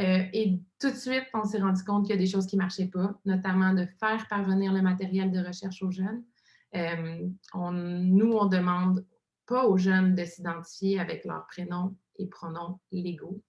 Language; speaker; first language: French; native; French